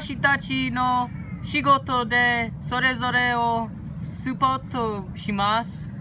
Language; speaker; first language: Japanese; non-native, learner; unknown